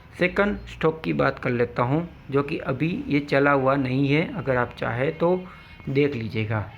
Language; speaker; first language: Hindi; non-native, local second language; Gujarati